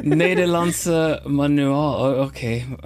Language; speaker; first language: Dutch; non-native, learner; Swedish